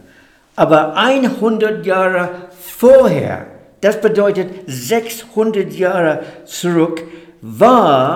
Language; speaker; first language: German; non-native, fluent; English